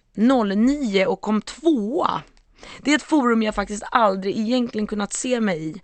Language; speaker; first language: Swedish; native; Swedish